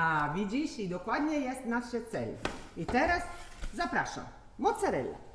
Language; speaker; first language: Polish; non-native, learner; Italian